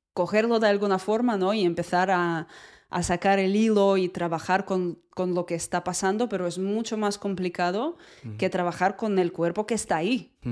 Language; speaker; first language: Spanish; non-native, fluent; Russian